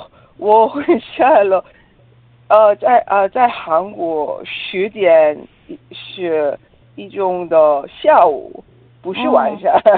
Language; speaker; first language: Chinese; non-native, learner; Korean